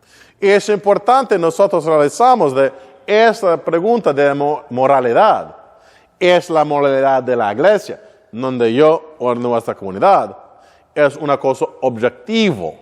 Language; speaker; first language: Spanish; non-native, learner; English